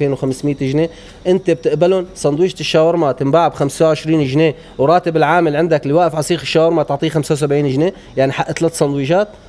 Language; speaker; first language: Arabic; native; Arabic